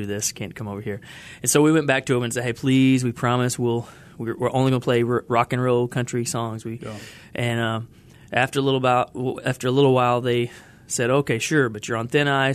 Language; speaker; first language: English; native; English